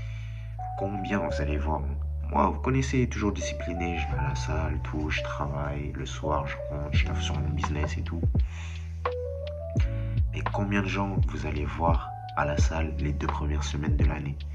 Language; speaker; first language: French; native; French